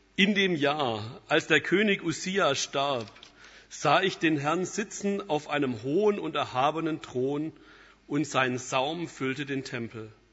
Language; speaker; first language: German; native; German